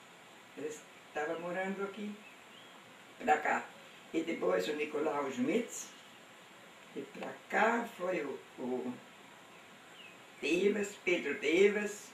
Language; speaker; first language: Portuguese; non-native, local second language; German